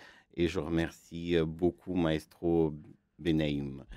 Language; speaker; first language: French; non-native, fluent; Armenian